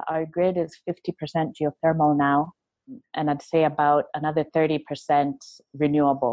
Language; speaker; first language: English; non-native, local second language; Luo (Kenya and Tanzania)